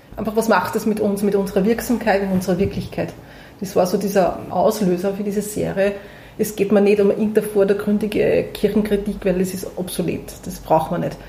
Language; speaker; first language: German; native; German